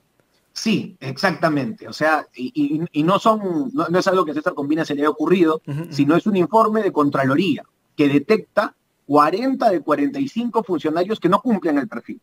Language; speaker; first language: Spanish; native; Spanish